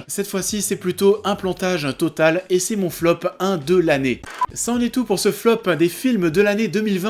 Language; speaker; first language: French; native; French